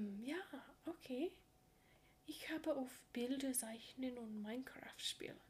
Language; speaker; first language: German; non-native, learner; English